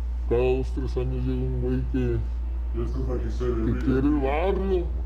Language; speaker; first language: Spanish; native; Spanish